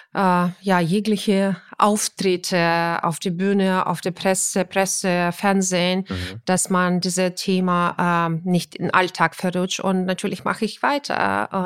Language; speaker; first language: German; non-native, fluent; Ukrainian